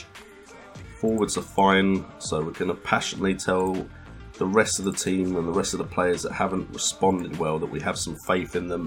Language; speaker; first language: English; native; English